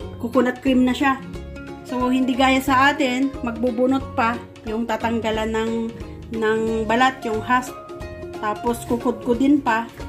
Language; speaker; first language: Filipino; native; Filipino